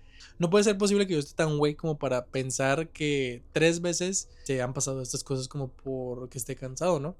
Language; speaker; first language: Spanish; native; Spanish